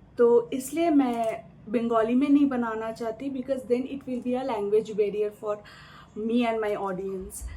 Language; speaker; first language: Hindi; non-native, local second language; Bangla